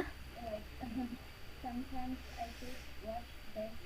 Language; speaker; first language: English; non-native, learner; Vietnamese